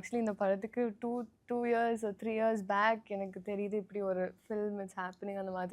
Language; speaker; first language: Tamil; non-native, learner; Telugu